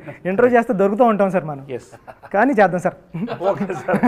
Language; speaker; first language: Telugu; native; Telugu